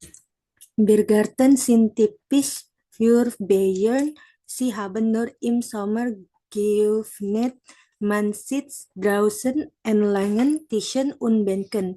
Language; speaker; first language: German; non-native, learner; Indonesian